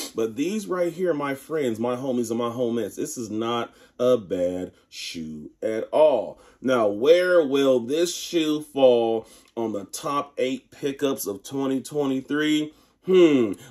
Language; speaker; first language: English; native; English